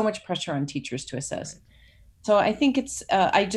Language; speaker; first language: English; native; English